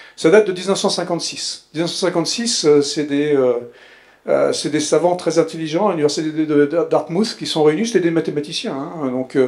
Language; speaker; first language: French; native; French